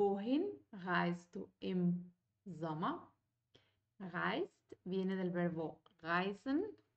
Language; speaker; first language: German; non-native, fluent; Spanish